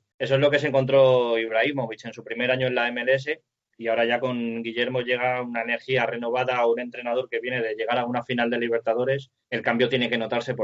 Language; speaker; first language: Spanish; native; Spanish